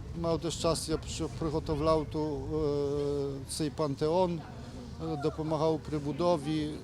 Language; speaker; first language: Ukrainian; early bilingual, heritage; Ukrainian